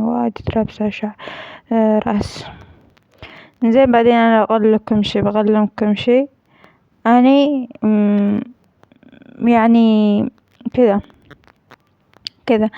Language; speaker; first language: Arabic; non-native, learner; Amharic